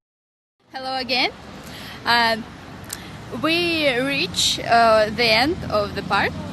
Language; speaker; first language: English; non-native, learner; Russian